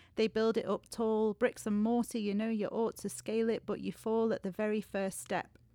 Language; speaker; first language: English; native; English